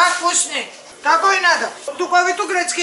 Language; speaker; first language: Russian; non-native, fluent; Georgian